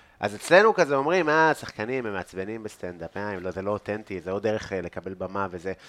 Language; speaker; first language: Hebrew; native; Hebrew